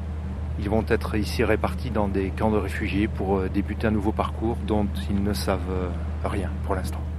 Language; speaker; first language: French; native; French